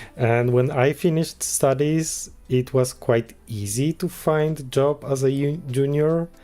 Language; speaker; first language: English; non-native, fluent; Polish